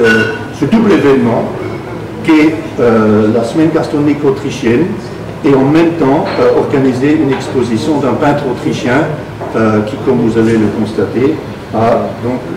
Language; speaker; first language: French; non-native, fluent; German